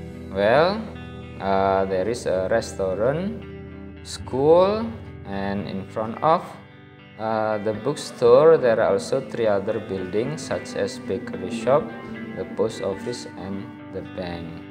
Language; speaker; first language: English; non-native, fluent; Indonesian